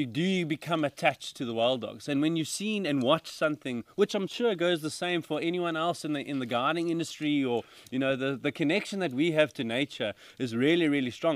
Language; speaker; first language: English; native; English